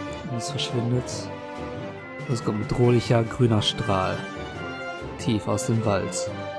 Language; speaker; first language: German; native; German